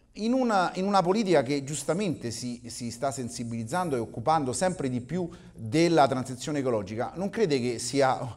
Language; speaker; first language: Italian; native; Italian